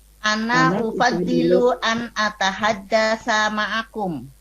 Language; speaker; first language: Arabic; non-native, learner; Indonesian